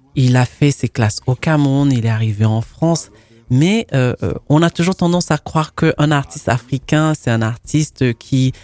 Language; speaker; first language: French; non-native, local second language; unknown